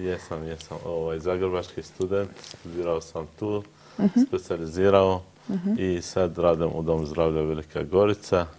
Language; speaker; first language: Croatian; non-native, learner; Arabic